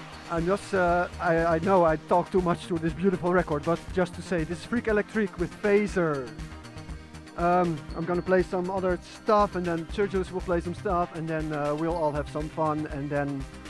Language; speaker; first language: English; non-native, fluent; Dutch